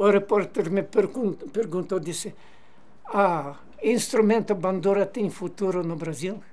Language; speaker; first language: Portuguese; non-native, learner; Ukrainian